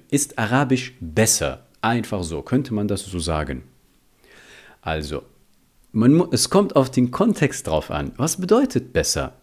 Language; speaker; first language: German; early bilingual, other home language; Riffian